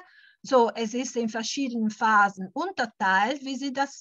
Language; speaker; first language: German; early bilingual, heritage; German